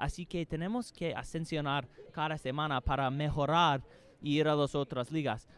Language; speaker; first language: Spanish; non-native, learner; English